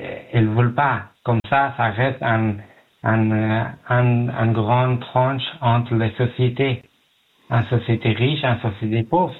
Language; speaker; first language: French; non-native, learner; Pashto